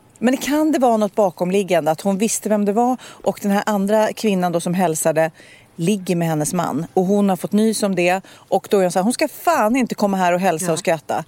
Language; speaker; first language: Swedish; native; Swedish